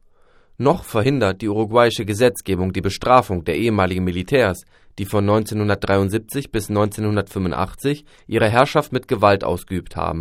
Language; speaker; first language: German; native; German